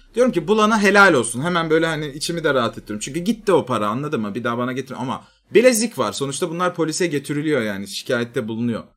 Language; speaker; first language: Turkish; native; Turkish